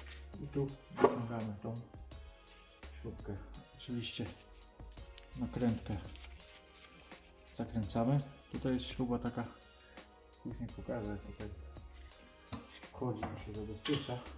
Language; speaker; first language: Polish; native; Polish